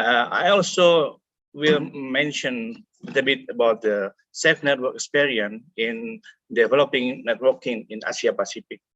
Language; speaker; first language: English; non-native, fluent; Indonesian